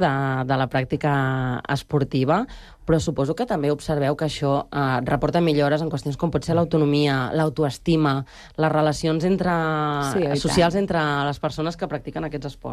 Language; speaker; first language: Catalan; native; Catalan